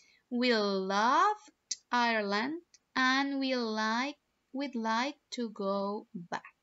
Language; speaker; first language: English; non-native, fluent; Spanish